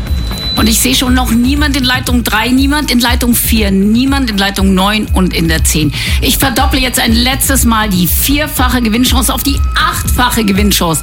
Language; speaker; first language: German; native; German